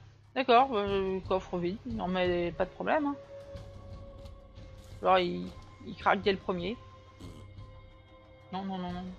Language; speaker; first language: French; native; French